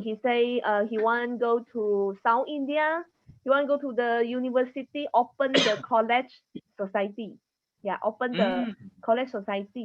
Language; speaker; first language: English; non-native, learner; Chinese